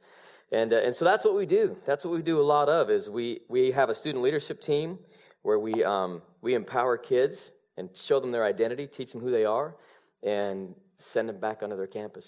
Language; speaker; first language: English; native; English